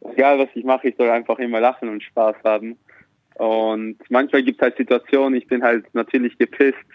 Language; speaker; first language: German; native; German